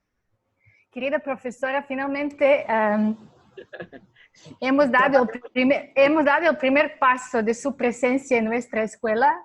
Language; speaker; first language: Spanish; non-native, fluent; Serbian